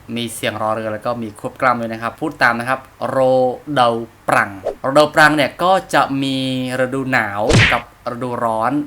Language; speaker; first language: Thai; non-native, fluent; Khmer